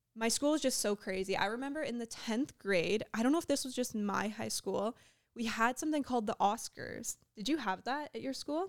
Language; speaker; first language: English; native; English